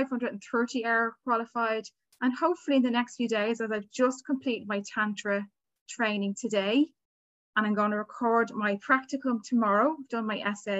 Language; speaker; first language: English; native; English